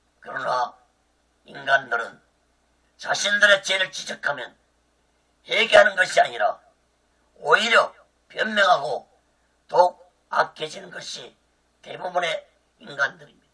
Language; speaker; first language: Korean; native; Korean